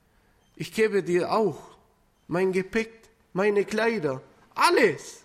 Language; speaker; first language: German; non-native, fluent; Spanish